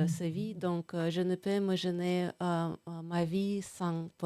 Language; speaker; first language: French; non-native, fluent; Russian